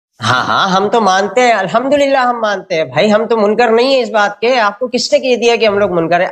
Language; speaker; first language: Urdu; non-native, local second language; Pashto